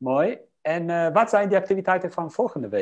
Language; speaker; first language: Dutch; non-native, fluent; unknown